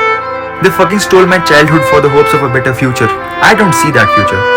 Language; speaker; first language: English; non-native, local second language; Hindi